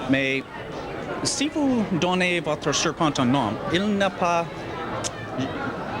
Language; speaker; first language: French; non-native, learner; English